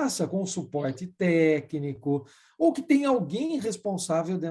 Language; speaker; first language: Portuguese; native; Portuguese